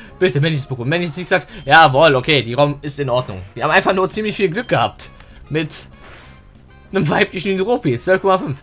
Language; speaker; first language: German; early bilingual, other home language; Turkish